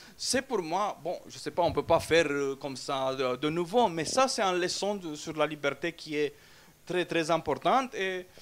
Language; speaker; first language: French; non-native, fluent; Romanian